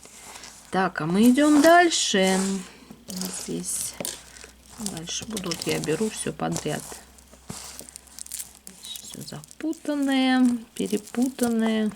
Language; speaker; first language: Russian; native; Russian